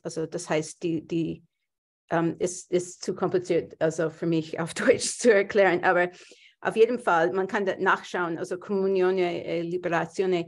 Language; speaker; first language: German; non-native, fluent; English